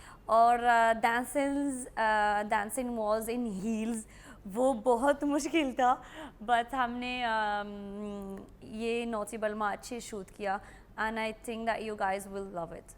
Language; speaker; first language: Hindi; non-native, learner; Arabic